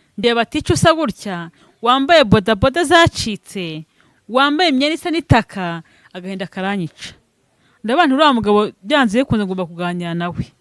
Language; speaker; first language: Kinyarwanda; native; Kinyarwanda